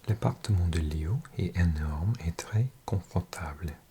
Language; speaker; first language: French; non-native, learner; English